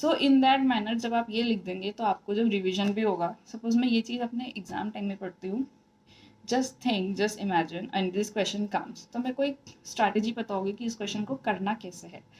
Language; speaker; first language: Hindi; native; Hindi